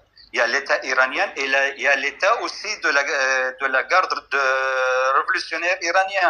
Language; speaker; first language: French; non-native, fluent; Arabic